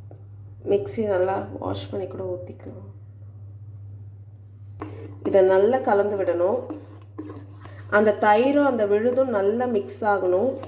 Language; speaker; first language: Tamil; native; Tamil